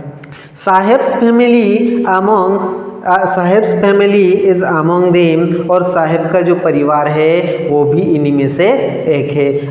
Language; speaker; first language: Hindi; native; Hindi